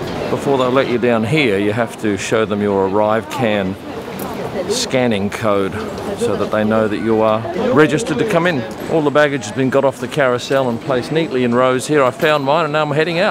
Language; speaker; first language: English; native; English